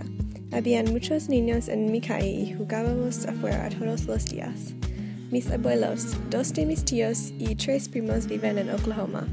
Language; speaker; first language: Spanish; non-native, learner; English